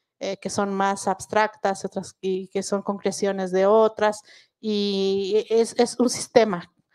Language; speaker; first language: Spanish; non-native, local second language; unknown